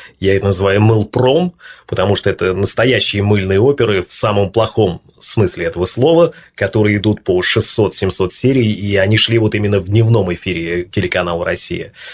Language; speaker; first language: Russian; native; Russian